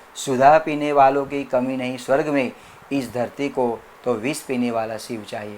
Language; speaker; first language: Hindi; non-native, local second language; Gujarati